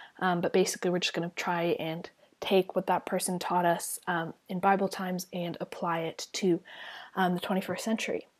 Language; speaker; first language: English; native; English